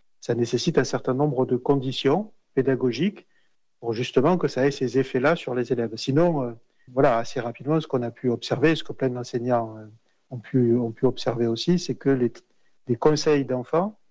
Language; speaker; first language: French; native; French